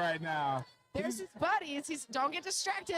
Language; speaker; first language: English; native; English